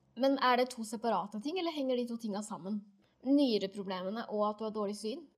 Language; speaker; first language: Norwegian; native; Norwegian